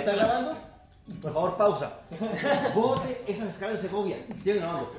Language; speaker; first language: Spanish; native; Spanish